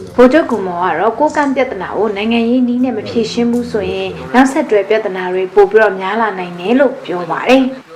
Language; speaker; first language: Burmese; native; Burmese